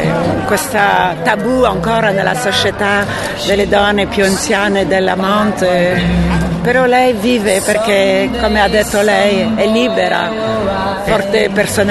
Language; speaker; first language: Italian; non-native, fluent; French